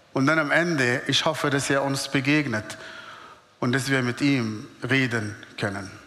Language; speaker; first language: German; non-native, fluent; Arabic